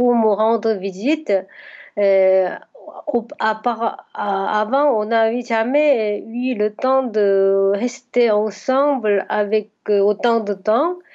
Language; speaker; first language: French; non-native, fluent; Korean